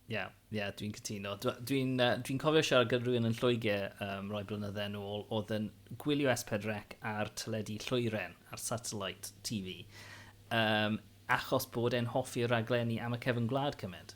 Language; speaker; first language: Welsh; non-native, local second language; English